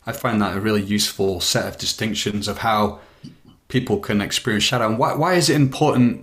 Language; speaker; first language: English; native; English